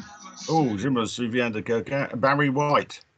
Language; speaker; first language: French; non-native, fluent; English